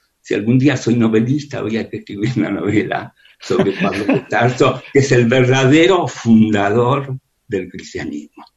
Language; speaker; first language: Spanish; early bilingual, other home language; Russian